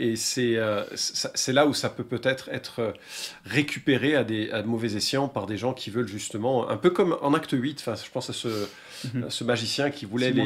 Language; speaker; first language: French; native; French